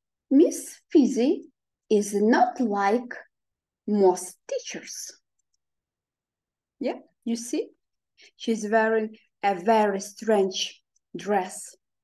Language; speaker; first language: English; non-native, fluent; Ukrainian